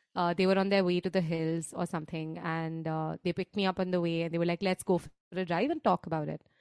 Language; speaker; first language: English; non-native, local second language; Hindi